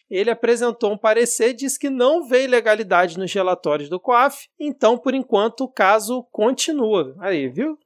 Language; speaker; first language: Portuguese; native; Portuguese